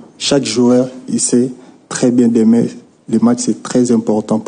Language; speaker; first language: French; non-native, local second language; Lingala